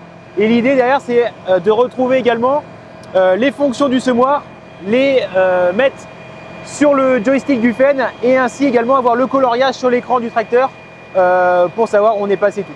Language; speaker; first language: French; native; French